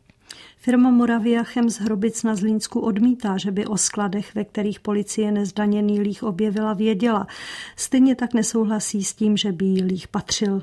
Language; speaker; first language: Czech; native; Czech